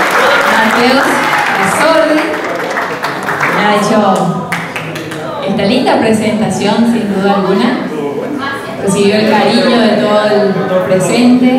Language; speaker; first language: Spanish; native; Spanish